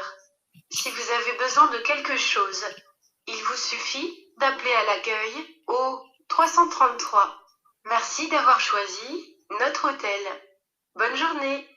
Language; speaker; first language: French; native; French